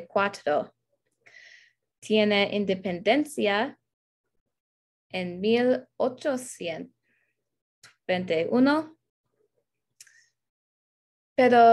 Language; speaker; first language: Spanish; non-native, learner; English